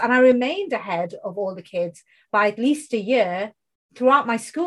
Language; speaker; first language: English; non-native, local second language; Bangla